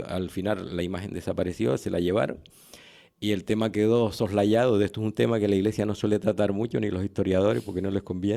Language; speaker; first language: Spanish; native; Spanish